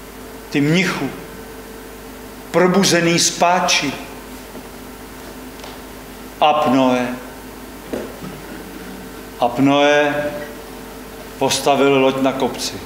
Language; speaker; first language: Czech; native; Czech